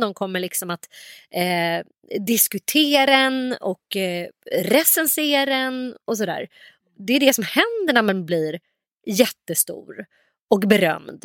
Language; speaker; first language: Swedish; native; Swedish